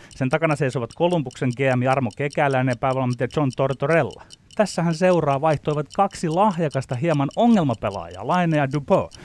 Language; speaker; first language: Finnish; native; Finnish